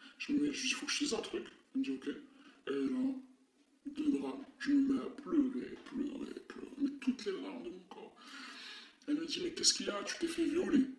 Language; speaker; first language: French; non-native, local second language; Arabic